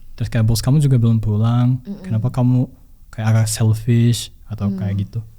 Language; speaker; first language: Indonesian; non-native, fluent; Japanese